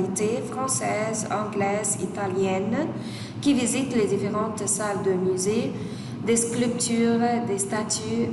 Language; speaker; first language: French; non-native, fluent; Arabic